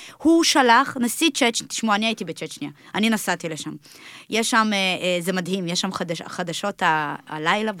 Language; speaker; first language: Hebrew; early bilingual, other home language; Russian